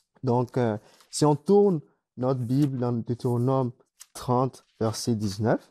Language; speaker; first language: French; native; French